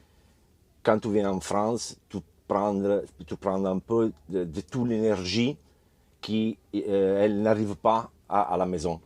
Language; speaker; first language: French; non-native, learner; Italian